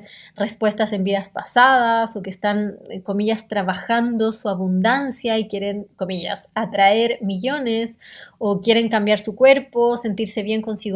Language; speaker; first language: Spanish; native; Spanish